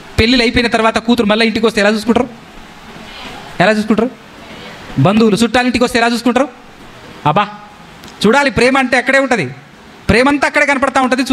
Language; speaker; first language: Telugu; native; Telugu